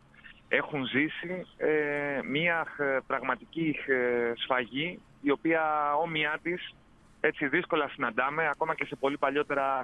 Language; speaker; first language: Greek; native; Greek